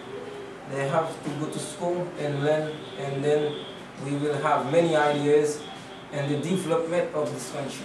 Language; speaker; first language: English; non-native, learner; Haitian Creole